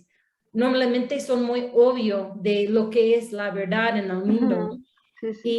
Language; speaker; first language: Spanish; non-native, learner; English